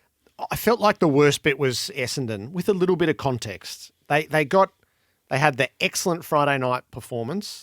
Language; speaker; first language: English; native; English